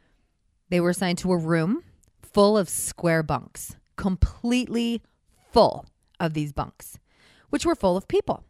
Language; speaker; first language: English; native; English